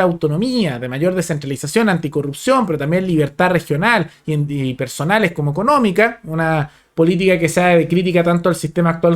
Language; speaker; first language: Spanish; native; Spanish